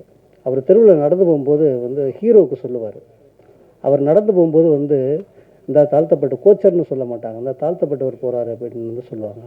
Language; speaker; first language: Tamil; native; Tamil